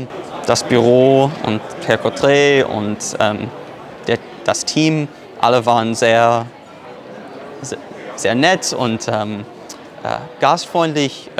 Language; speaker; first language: German; non-native, fluent; English